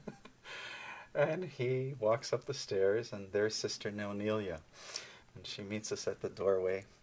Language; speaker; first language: English; native; English